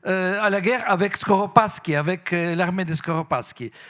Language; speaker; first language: French; non-native, fluent; Russian